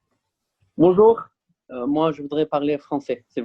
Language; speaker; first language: French; non-native, fluent; Kurdish